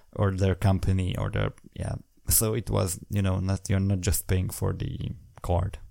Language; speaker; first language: English; non-native, fluent; Hungarian